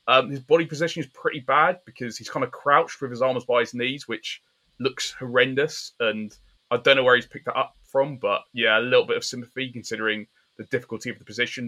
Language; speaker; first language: English; native; English